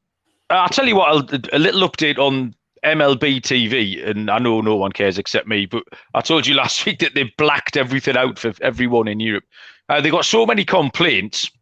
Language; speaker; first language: English; native; English